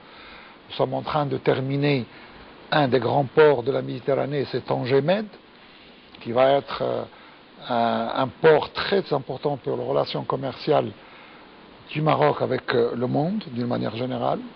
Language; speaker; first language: French; non-native, local second language; Arabic